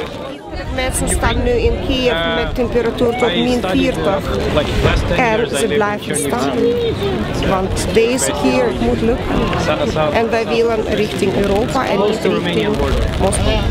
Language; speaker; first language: Dutch; non-native, fluent; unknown